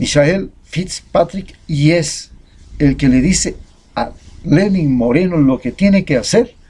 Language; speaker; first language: Spanish; native; Spanish